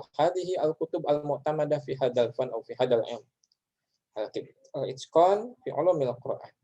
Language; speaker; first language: Arabic; non-native, fluent; Indonesian